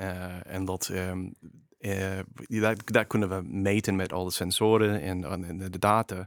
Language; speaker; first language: Dutch; non-native, fluent; English